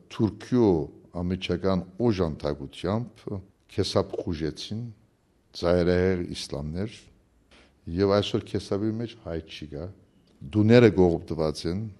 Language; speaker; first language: Armenian; early bilingual, heritage; Armenian